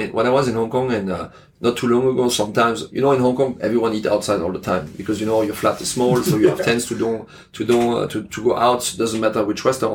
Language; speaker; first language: English; non-native, fluent; French